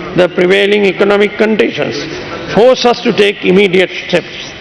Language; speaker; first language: English; non-native, local second language; Sinhala